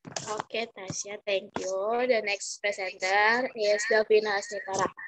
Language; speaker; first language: English; non-native, learner; Indonesian